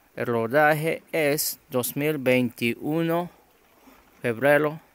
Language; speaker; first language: Spanish; non-native, learner; Japanese